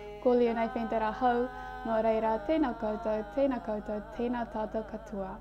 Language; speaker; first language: Māori; non-native, learner; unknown